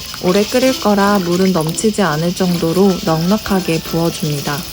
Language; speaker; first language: Korean; native; Korean